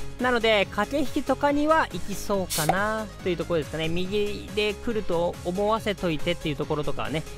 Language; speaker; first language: Japanese; native; Japanese